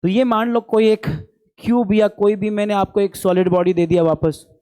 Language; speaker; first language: Hindi; non-native, local second language; Marathi